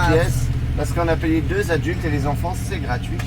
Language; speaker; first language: French; native; French